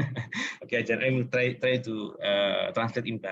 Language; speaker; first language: English; non-native, learner; Indonesian